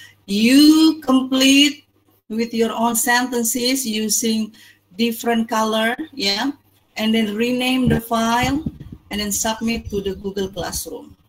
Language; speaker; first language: English; non-native, fluent; Indonesian